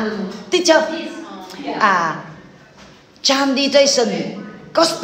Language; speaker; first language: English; non-native, learner; Vietnamese